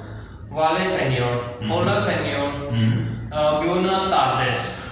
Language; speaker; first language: Spanish; non-native, learner; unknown